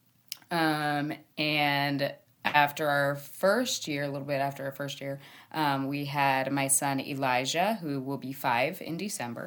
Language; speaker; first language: English; native; English